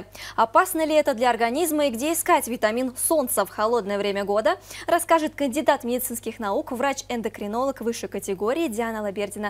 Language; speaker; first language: Russian; native; Russian